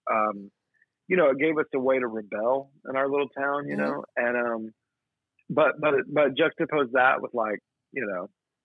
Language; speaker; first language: English; native; English